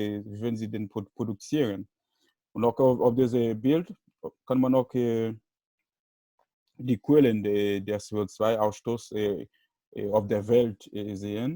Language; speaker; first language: German; non-native, learner; Haitian Creole